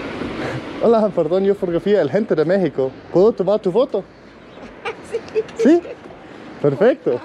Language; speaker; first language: Spanish; non-native, learner; Danish